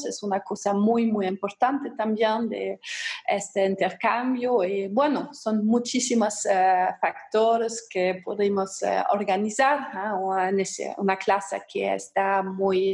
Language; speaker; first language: Spanish; non-native, fluent; German